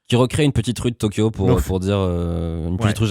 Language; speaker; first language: French; native; French